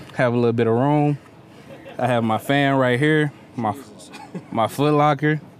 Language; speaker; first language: English; native; English